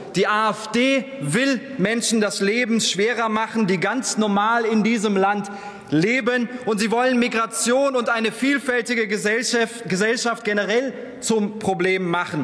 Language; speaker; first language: German; early bilingual, other home language; Turkish